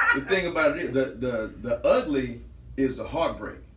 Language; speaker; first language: English; native; English